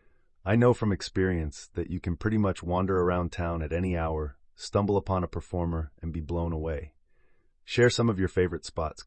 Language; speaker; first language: English; native; English